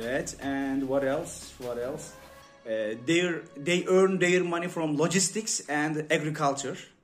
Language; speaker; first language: English; non-native, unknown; Turkish